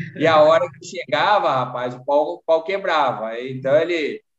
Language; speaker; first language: Portuguese; native; Portuguese